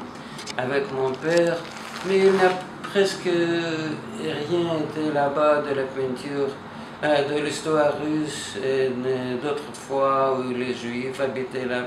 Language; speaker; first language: French; non-native, fluent; Russian